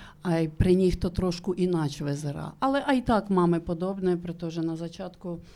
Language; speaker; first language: Slovak; non-native, learner; Ukrainian